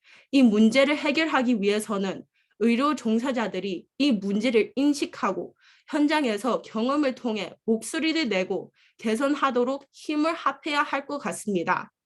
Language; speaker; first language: Korean; early bilingual, heritage; Korean